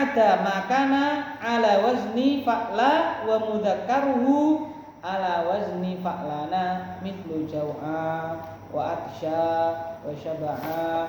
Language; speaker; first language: Arabic; non-native, fluent; Indonesian